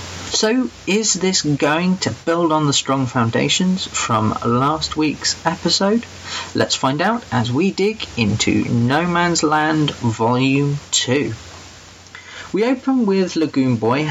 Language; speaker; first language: English; native; English